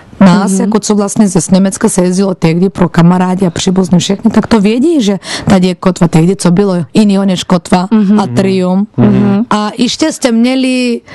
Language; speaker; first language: Czech; non-native, fluent; Turkish